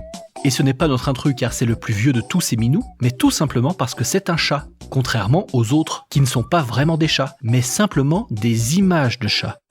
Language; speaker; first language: French; native; French